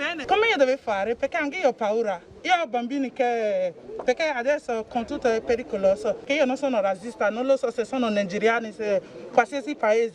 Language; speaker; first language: Italian; non-native, learner; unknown